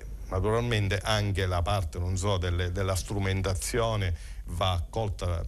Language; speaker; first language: Italian; native; Italian